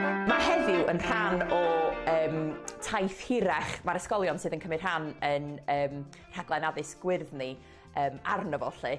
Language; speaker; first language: Welsh; native; Welsh